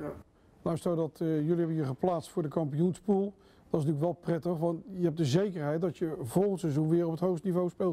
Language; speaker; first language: Dutch; native; Dutch